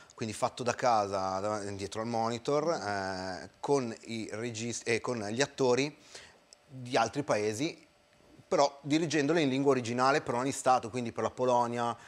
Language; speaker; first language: Italian; native; Italian